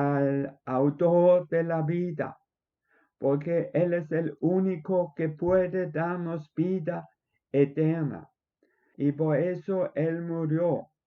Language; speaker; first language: Spanish; non-native, fluent; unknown